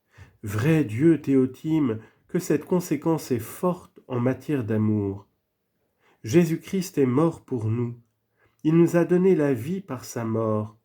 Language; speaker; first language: French; native; French